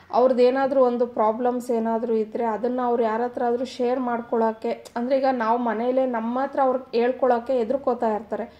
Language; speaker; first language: Kannada; non-native, local second language; Telugu